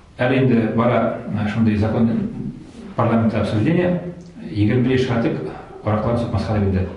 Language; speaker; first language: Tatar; native; Tatar